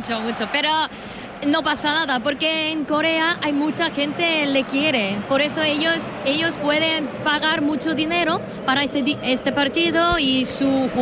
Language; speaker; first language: Spanish; non-native, learner; Korean